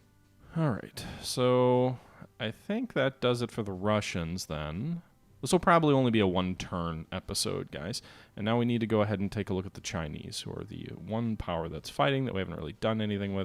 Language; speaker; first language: English; native; English